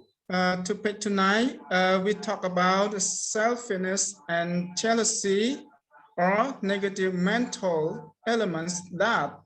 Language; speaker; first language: English; non-native, learner; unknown